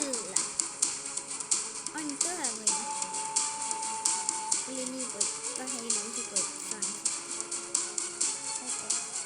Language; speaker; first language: Finnish; non-native, learner; Estonian